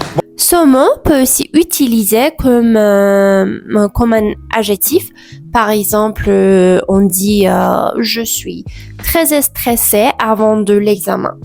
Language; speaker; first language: French; non-native, fluent; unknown